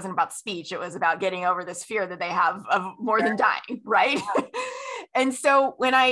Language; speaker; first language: English; native; English